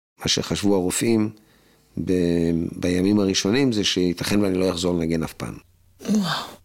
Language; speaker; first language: Hebrew; native; Hebrew